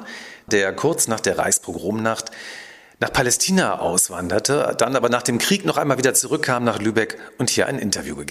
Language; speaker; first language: German; native; German